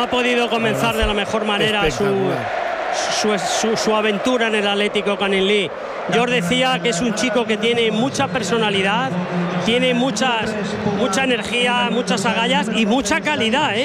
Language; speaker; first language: Spanish; native; Spanish